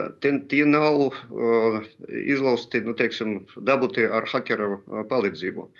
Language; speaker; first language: Latvian; non-native, local second language; Russian